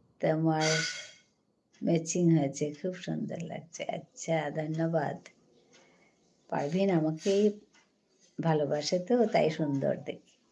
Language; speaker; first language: Bangla; non-native, local second language; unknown